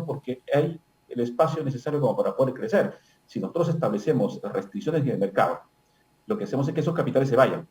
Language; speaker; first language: Spanish; native; Spanish